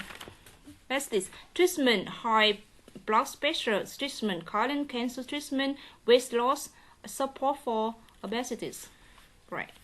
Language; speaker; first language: English; non-native, learner; Vietnamese